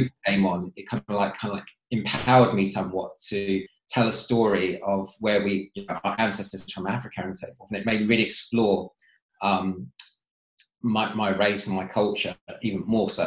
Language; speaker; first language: English; native; English